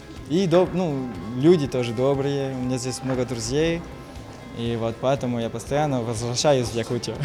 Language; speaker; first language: Russian; non-native, fluent; French